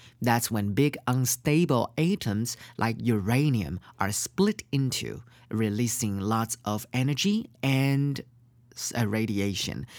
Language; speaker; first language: English; non-native, fluent; Chinese